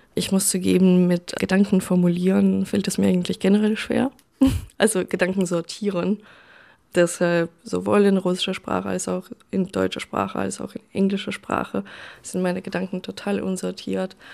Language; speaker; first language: German; non-native, fluent; Russian